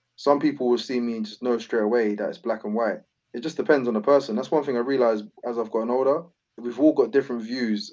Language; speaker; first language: English; native; English